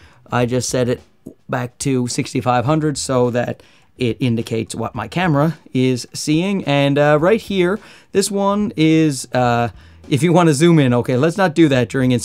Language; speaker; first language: English; native; English